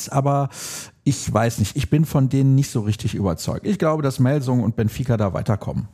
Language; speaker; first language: German; native; German